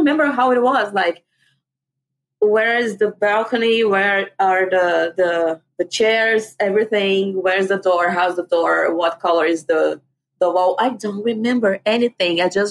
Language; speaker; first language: English; non-native, fluent; Portuguese